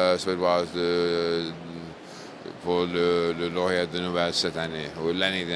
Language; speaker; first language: French; non-native, fluent; English